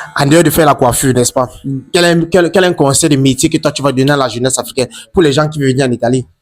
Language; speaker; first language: French; non-native, local second language; English